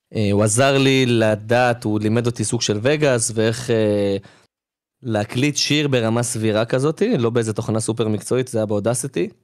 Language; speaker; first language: Hebrew; native; Hebrew